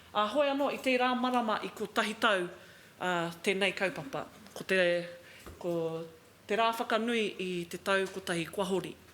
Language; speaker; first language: Māori; non-native, local second language; English